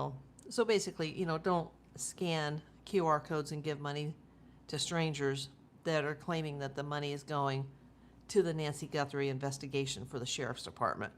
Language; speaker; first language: English; native; English